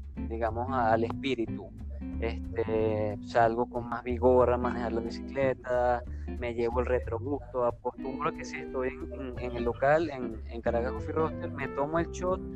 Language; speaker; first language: Spanish; native; Spanish